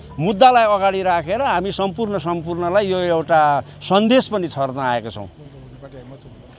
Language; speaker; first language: Nepali; native; Nepali